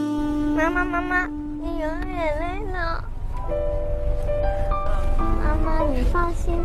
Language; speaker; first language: Chinese; native; Chinese